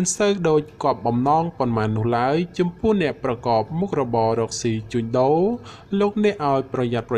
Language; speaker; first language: Khmer; native; Khmer